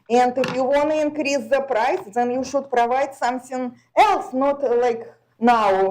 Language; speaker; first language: English; non-native, fluent; Russian